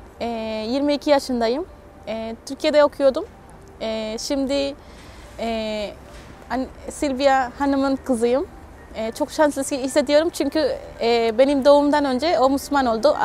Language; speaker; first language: Turkish; non-native, fluent; Spanish